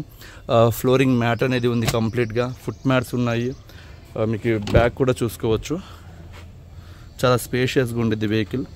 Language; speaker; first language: Telugu; native; Telugu